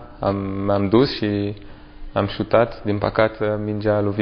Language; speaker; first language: Romanian; non-native, learner; French